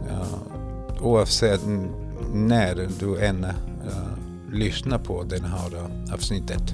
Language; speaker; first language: Swedish; non-native, fluent; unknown